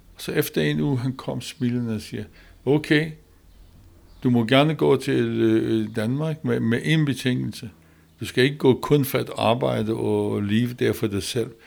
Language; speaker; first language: Danish; non-native, learner; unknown